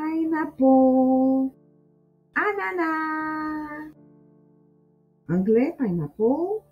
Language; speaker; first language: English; non-native, learner; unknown